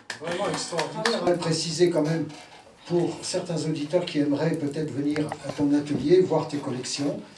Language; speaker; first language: French; native; French